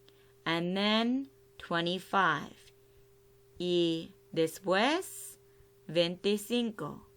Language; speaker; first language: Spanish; non-native, learner; English